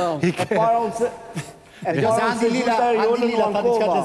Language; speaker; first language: Albanian; native; Albanian